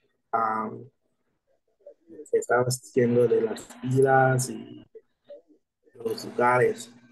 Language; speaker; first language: Spanish; non-native, learner; English